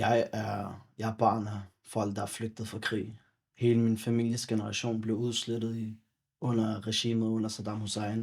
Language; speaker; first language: Danish; early bilingual, other home language; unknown